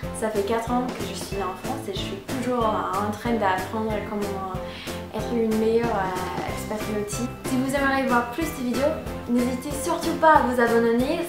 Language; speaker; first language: French; non-native, fluent; English